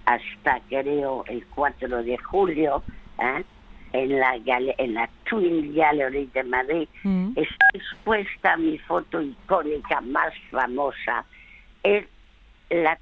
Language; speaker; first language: Spanish; early bilingual, other home language; French